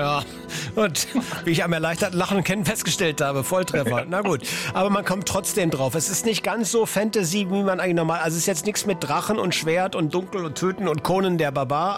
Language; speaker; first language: German; native; German